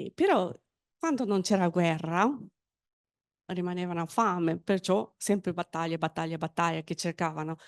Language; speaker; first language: Italian; non-native, fluent; Japanese